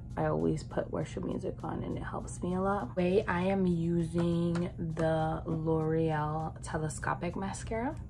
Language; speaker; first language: English; native; English